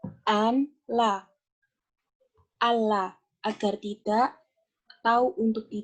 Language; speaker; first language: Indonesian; native; Indonesian